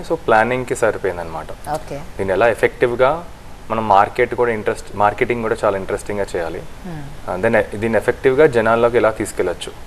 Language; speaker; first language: Telugu; native; Telugu